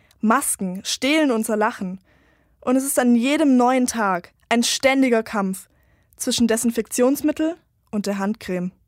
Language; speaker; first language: German; native; German